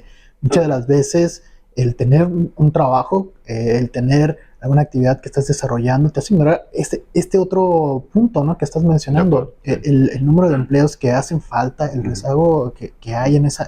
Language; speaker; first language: Spanish; native; Spanish